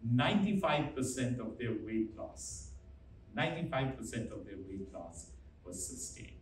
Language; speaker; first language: English; non-native, local second language; Hindi